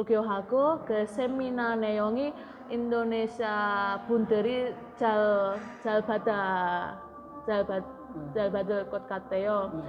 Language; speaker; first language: Korean; non-native, learner; Indonesian